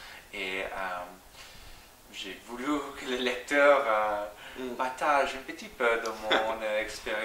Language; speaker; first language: French; non-native, fluent; English